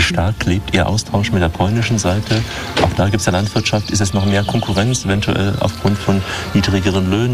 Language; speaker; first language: German; native; German